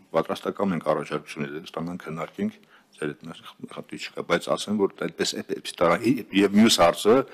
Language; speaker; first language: Armenian; native; Armenian